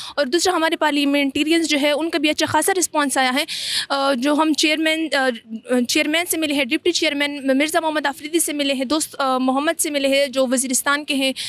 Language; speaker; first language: Urdu; non-native, local second language; Pashto